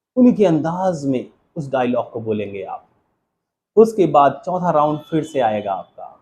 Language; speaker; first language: Hindi; native; Hindi